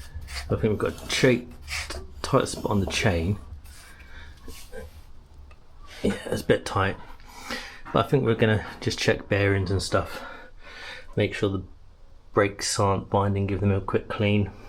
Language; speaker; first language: English; native; English